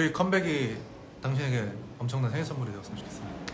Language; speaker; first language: Korean; native; Korean